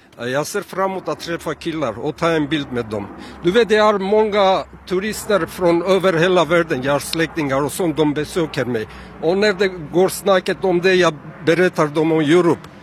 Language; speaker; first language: Swedish; non-native, fluent; Armenian